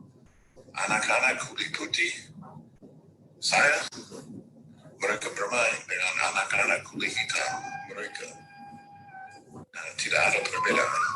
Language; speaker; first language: Indonesian; non-native, fluent; English